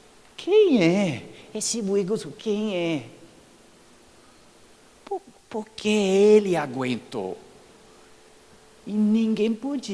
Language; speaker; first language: Portuguese; non-native, fluent; English